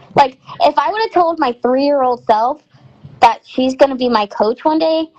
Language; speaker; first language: English; native; English